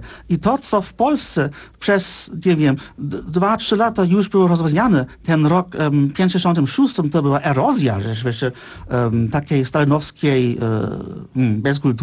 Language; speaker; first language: Polish; non-native, fluent; German